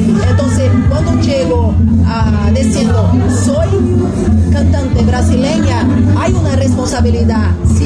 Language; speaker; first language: Spanish; non-native, fluent; Portuguese